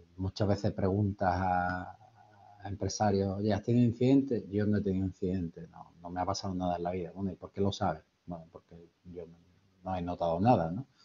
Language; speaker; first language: Spanish; native; Spanish